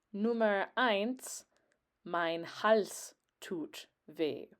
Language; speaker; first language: German; non-native, fluent; English